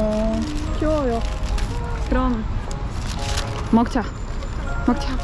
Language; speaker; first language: Korean; non-native, learner; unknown